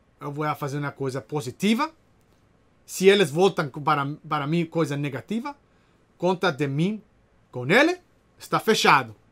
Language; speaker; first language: Portuguese; non-native, learner; Spanish